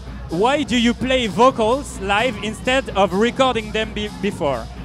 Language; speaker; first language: English; non-native, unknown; French